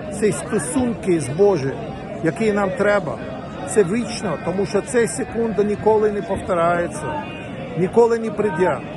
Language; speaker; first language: Ukrainian; non-native, learner; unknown